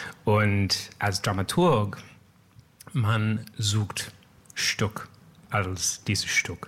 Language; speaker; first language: German; non-native, learner; French